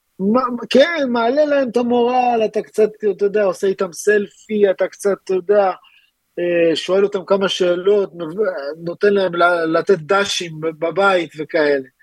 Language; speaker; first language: Hebrew; early bilingual, other home language; Russian